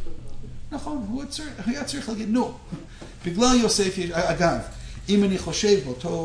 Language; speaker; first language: Hebrew; non-native, fluent; English